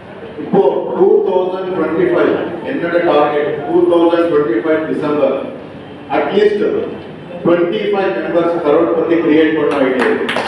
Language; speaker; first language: Tamil; non-native, learner; Kannada